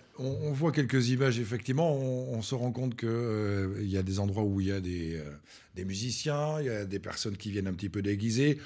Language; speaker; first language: French; native; French